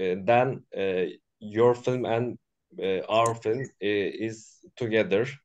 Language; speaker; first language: English; non-native, learner; Turkish